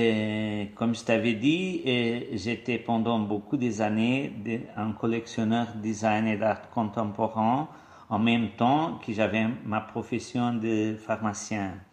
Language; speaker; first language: French; non-native, fluent; Portuguese